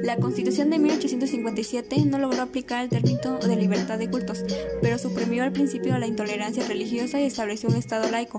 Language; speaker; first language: Spanish; native; Spanish